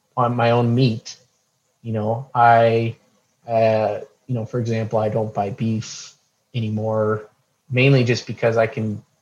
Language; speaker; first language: English; native; English